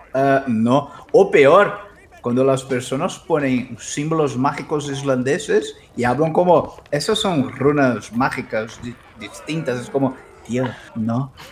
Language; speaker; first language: Spanish; non-native, fluent; Portuguese